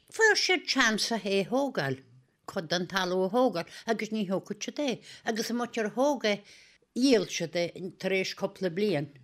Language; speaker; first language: Irish; native; Irish